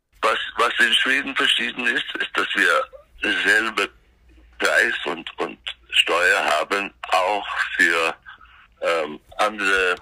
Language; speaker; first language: German; non-native, fluent; Swedish